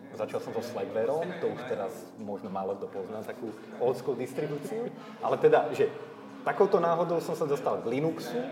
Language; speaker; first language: Slovak; native; Slovak